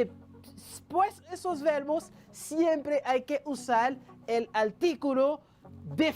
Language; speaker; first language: Spanish; non-native, local second language; French